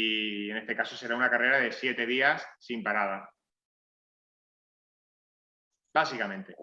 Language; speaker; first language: Spanish; native; Spanish